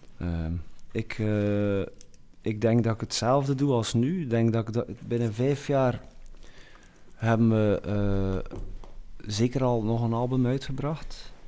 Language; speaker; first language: Dutch; native; Dutch